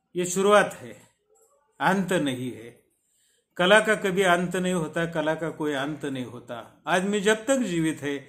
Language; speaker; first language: Hindi; non-native, local second language; Marathi